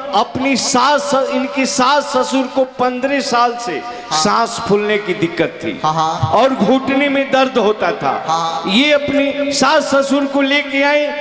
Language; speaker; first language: Hindi; native; Hindi